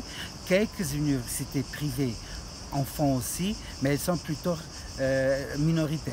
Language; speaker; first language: French; non-native, fluent; Portuguese